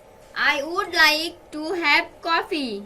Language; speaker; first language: English; non-native, fluent; Bangla